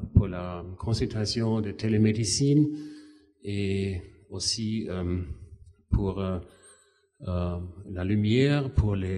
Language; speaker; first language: French; non-native, fluent; German